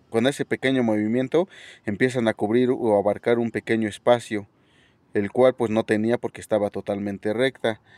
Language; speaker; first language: Spanish; native; Spanish